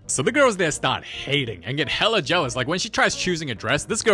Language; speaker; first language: English; native; English